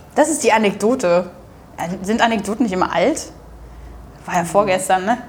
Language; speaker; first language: German; native; German